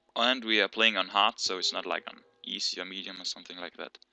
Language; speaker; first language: English; non-native, learner; Danish